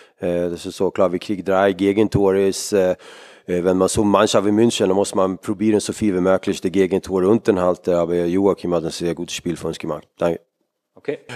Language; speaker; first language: German; non-native, fluent; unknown